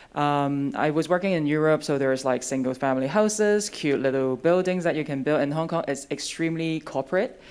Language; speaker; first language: English; non-native, local second language; Cantonese